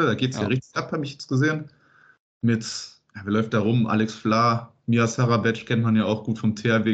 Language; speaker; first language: German; native; German